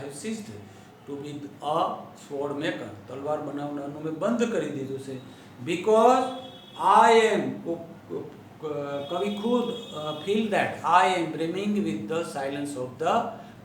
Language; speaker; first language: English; non-native, local second language; Gujarati